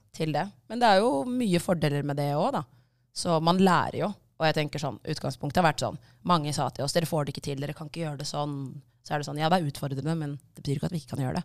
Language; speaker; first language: Norwegian; early bilingual, other home language; Tigrinya